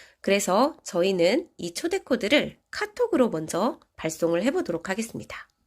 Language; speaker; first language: Korean; native; Korean